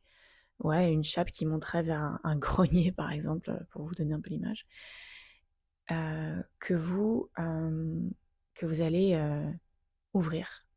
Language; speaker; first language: French; native; French